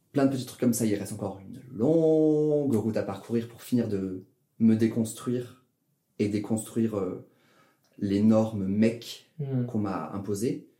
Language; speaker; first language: French; native; French